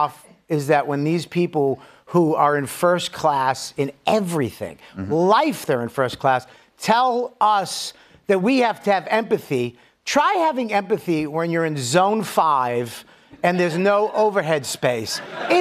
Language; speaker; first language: English; native; English